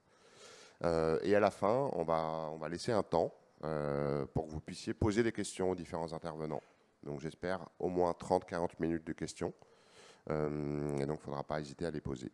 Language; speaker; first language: French; native; French